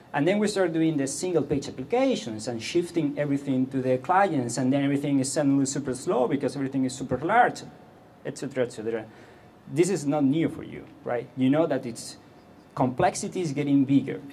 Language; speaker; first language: English; non-native, fluent; Catalan